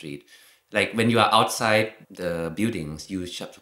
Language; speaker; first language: English; non-native, fluent; Thai